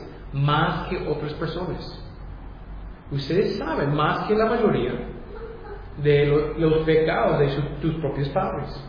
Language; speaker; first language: Spanish; non-native, fluent; English